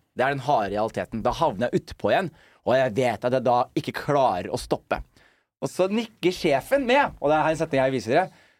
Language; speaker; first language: Norwegian; early bilingual, other home language; Somali